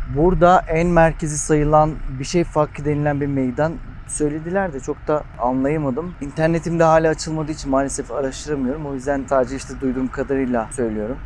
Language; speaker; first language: Turkish; non-native, local second language; Kurdish